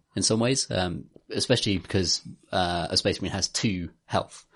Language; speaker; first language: English; native; English